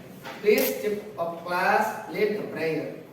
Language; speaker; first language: English; non-native, fluent; Indonesian